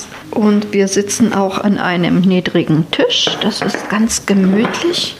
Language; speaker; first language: German; native; German